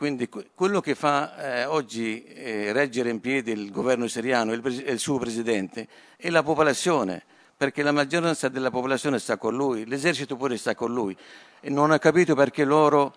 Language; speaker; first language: Italian; non-native, fluent; Arabic